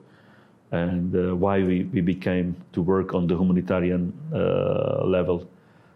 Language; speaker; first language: English; non-native, fluent; Ukrainian